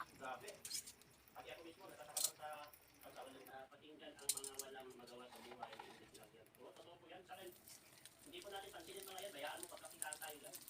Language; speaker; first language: Filipino; non-native, local second language; Iloko